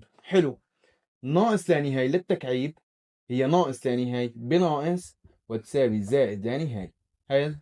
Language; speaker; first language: Arabic; native; Arabic